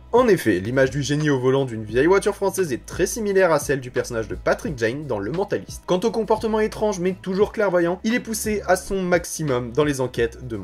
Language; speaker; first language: French; native; French